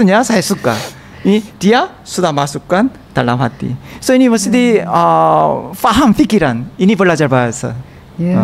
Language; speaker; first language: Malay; non-native, learner; Korean